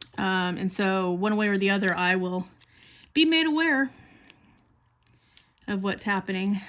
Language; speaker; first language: English; native; English